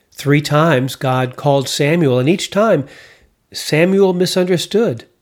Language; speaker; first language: English; native; English